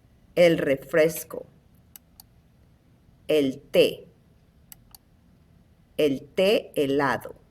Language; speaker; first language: Spanish; non-native, fluent; English